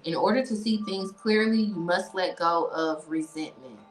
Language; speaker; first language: English; native; English